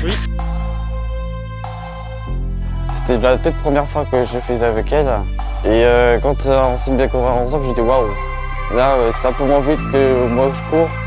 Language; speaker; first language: French; native; French